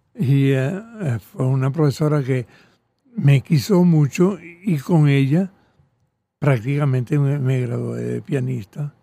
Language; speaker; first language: Spanish; early bilingual, other home language; Catalan